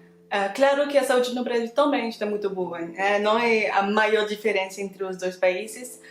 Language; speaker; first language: Portuguese; non-native, fluent; French